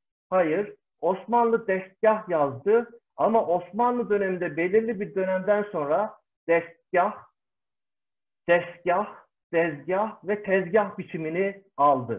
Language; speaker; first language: Turkish; native; Turkish